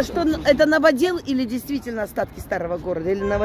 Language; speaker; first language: Russian; native; Russian